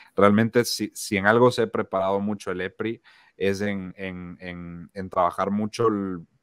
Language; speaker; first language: Spanish; native; Spanish